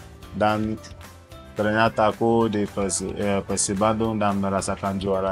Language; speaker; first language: Indonesian; non-native, fluent; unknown